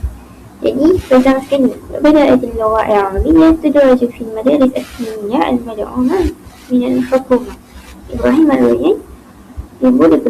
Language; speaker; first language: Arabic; non-native, learner; Malay